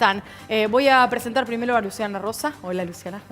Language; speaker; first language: Spanish; native; Spanish